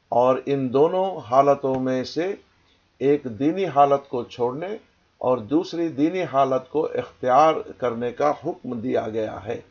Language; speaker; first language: Urdu; native; Urdu